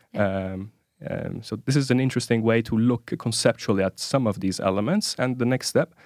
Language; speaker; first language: English; non-native, fluent; Italian